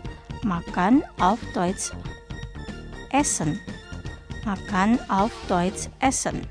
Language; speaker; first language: German; non-native, fluent; Indonesian